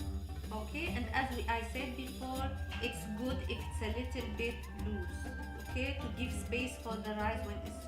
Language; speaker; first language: English; non-native, learner; Arabic